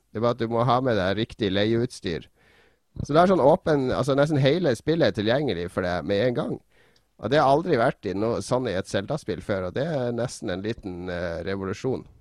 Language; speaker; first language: Norwegian; native; Norwegian